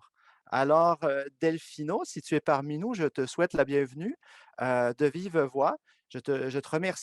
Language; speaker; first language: French; native; French